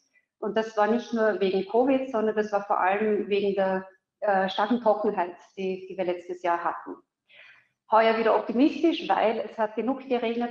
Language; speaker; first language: German; native; German